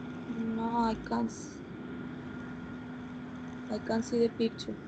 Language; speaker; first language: English; non-native, learner; Spanish